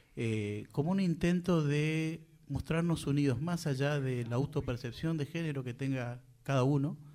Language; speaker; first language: Spanish; native; Spanish